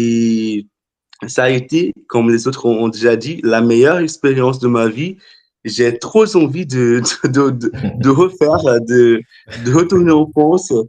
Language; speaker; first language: French; non-native, fluent; Portuguese